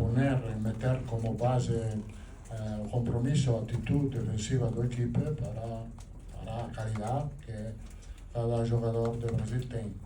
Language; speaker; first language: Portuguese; non-native, learner; Italian